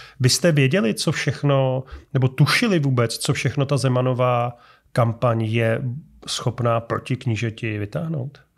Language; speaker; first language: Czech; native; Czech